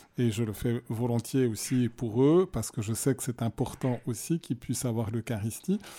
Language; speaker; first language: French; native; French